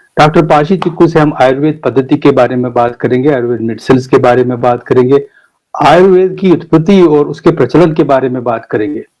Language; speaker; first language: Hindi; non-native, local second language; Kashmiri